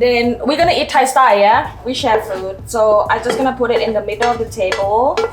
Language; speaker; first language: English; non-native, fluent; Thai